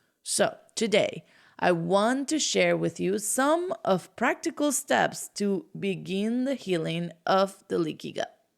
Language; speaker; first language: English; non-native, fluent; Spanish